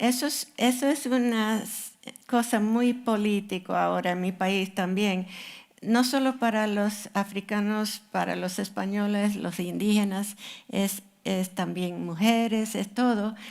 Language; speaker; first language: Spanish; non-native, fluent; English